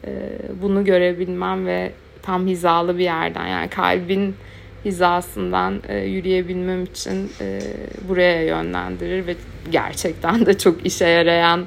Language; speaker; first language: Turkish; native; Turkish